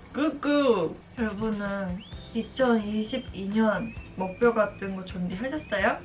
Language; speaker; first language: Korean; non-native, fluent; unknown